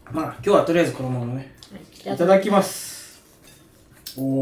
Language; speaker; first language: Japanese; native; Japanese